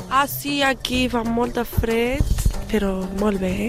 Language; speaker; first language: Catalan; non-native, learner; Arabic